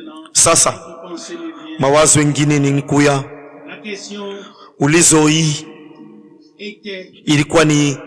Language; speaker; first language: Swahili; native; Swahili